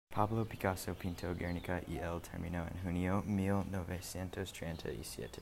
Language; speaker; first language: Spanish; non-native, learner; English